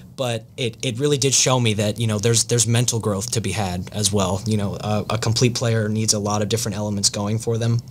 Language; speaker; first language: English; native; English